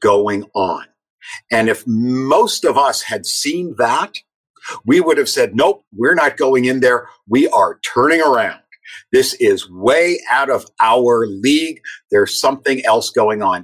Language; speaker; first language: English; native; English